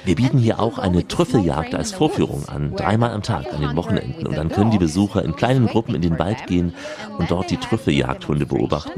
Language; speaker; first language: German; native; German